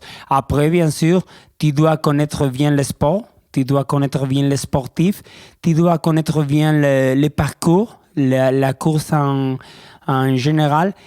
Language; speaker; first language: French; non-native, learner; Spanish